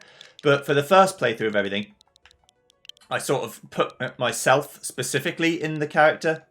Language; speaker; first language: English; native; English